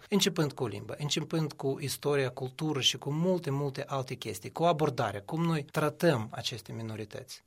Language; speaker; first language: Romanian; non-native, local second language; Russian